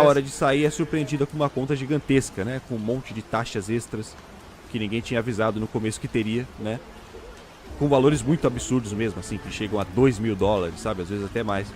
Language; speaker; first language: Portuguese; native; Portuguese